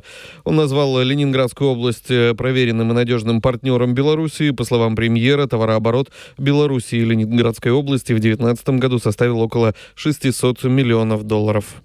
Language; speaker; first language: Russian; native; Russian